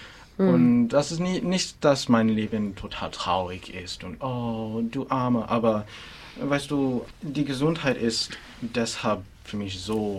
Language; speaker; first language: German; non-native, fluent; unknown